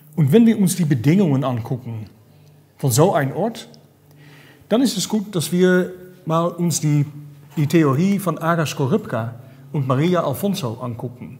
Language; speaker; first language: German; non-native, fluent; Dutch